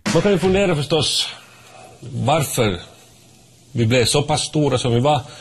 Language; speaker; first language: Swedish; native; Swedish